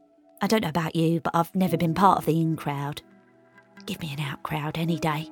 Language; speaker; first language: English; native; English